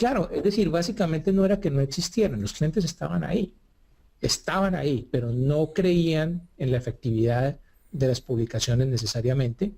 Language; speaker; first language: Spanish; native; Spanish